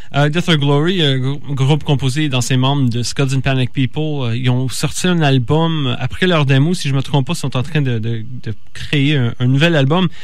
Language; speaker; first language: French; native; French